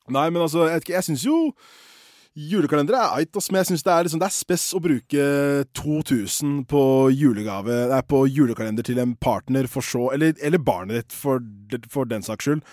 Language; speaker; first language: Norwegian; native; Norwegian